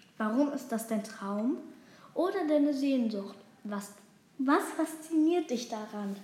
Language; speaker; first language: German; native; German